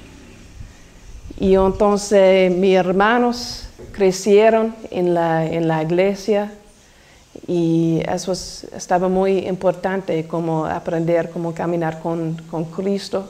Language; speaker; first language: Spanish; non-native, learner; English